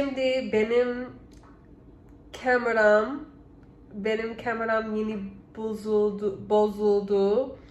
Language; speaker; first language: Turkish; non-native, learner; English